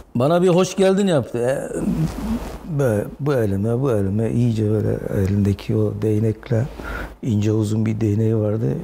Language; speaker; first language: Turkish; non-native, local second language; Zaza